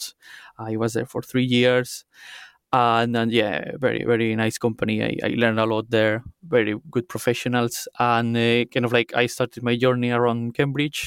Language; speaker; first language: English; non-native, fluent; Spanish